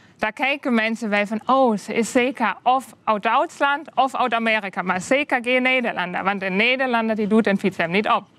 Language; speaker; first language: Dutch; non-native, fluent; German